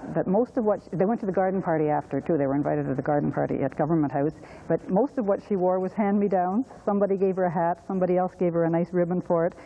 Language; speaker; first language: English; native; English